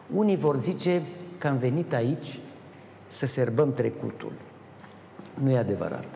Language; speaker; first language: Romanian; native; Romanian